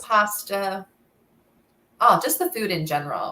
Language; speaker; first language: English; native; English